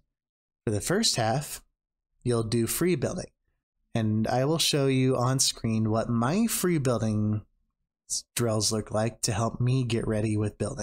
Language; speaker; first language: English; native; English